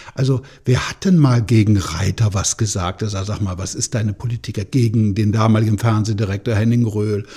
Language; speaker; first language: German; native; German